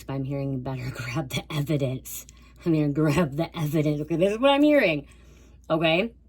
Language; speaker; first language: English; native; English